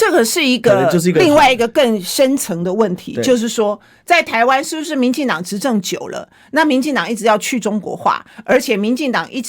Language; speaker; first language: Chinese; native; Chinese